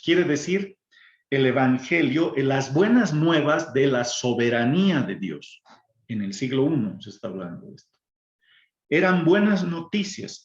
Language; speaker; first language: Spanish; native; Spanish